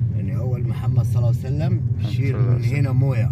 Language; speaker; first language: Arabic; non-native, learner; Urdu